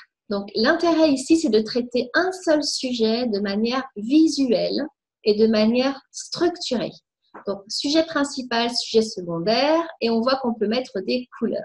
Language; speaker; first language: French; native; French